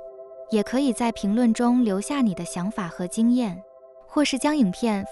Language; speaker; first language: Chinese; native; Chinese